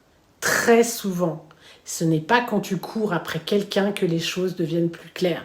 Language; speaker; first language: French; native; French